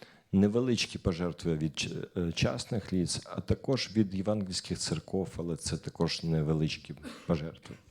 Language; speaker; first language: Ukrainian; non-native, local second language; Russian